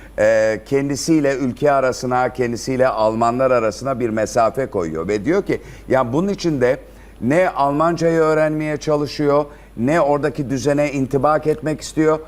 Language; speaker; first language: Turkish; native; Turkish